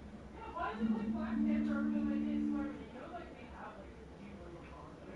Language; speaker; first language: English; native; English